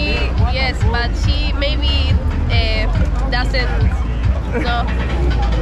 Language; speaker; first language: English; non-native, learner; Spanish